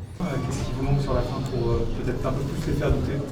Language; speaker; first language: French; native; French